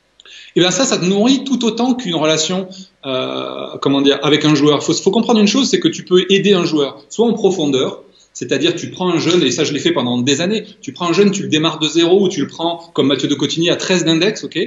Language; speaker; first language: French; native; French